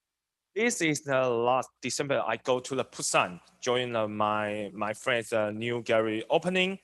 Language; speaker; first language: English; non-native, learner; Chinese